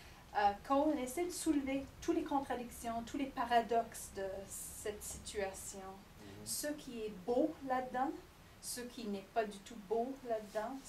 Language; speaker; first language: French; non-native, fluent; English